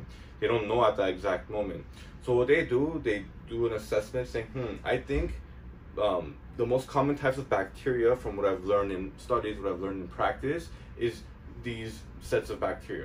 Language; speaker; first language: English; native; English